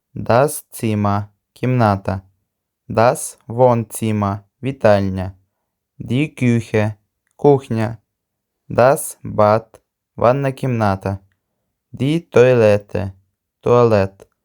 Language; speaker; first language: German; non-native, fluent; Ukrainian